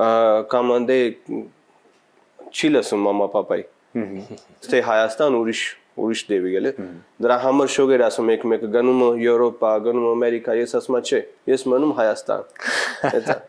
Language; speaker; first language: Armenian; non-native, learner; Punjabi